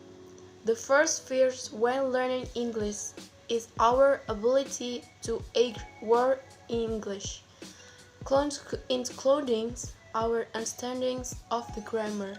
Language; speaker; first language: English; non-native, learner; Indonesian